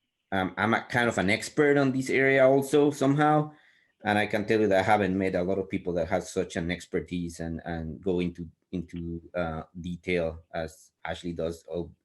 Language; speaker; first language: English; non-native, fluent; Spanish